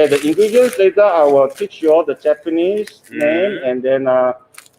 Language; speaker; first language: English; non-native, fluent; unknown